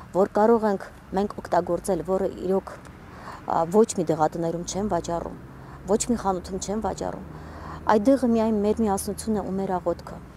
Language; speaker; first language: Armenian; native; Armenian